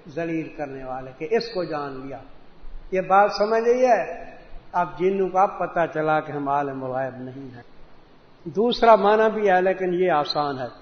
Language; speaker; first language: Urdu; non-native, local second language; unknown